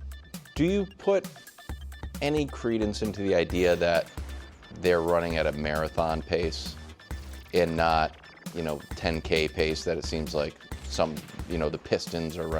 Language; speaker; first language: English; native; English